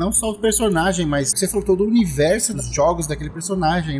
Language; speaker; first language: Portuguese; native; Portuguese